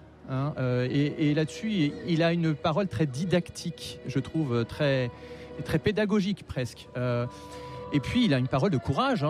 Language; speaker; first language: French; native; French